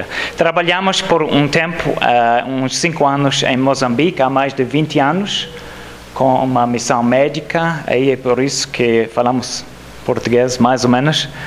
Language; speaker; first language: Portuguese; non-native, fluent; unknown